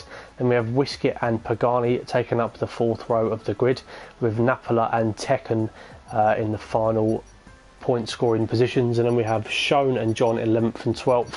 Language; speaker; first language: English; native; English